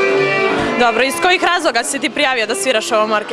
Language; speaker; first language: Bosnian; native; Bosnian